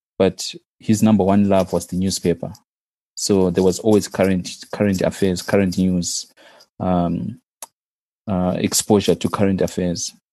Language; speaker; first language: English; non-native, local second language; Shona